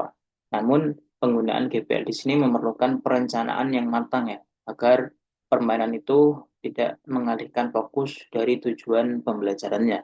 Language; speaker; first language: Indonesian; native; Indonesian